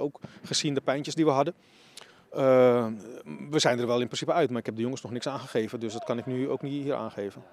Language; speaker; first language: Dutch; native; Dutch